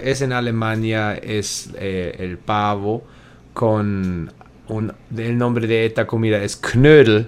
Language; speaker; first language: Spanish; non-native, learner; German